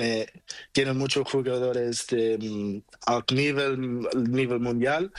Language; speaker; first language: Spanish; non-native, learner; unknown